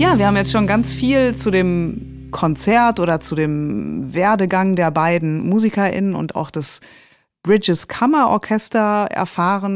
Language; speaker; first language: German; native; German